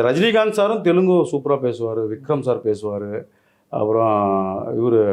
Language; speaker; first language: Tamil; non-native, local second language; Telugu